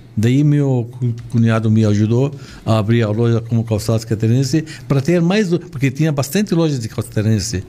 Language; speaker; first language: Portuguese; non-native, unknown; Arabic